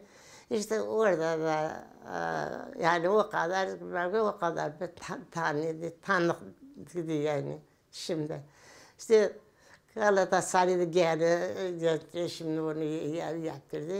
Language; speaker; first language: Turkish; non-native, local second language; Kurdish